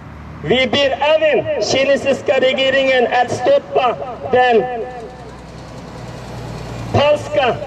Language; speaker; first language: Swedish; non-native, learner; Uyghur